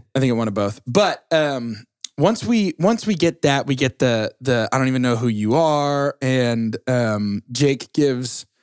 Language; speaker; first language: English; native; English